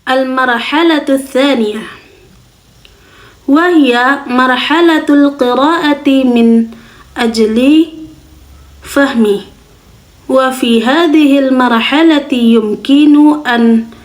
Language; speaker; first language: Arabic; non-native, learner; Indonesian